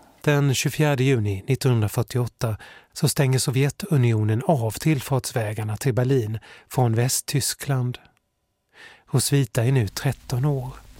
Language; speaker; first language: Swedish; native; Swedish